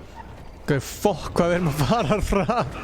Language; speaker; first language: Icelandic; native; Icelandic